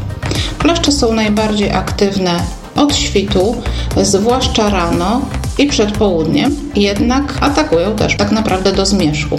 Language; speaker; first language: Polish; native; Polish